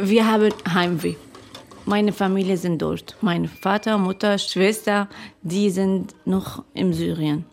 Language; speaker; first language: German; non-native, learner; Arabic